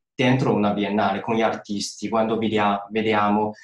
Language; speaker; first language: Italian; non-native, learner; Chinese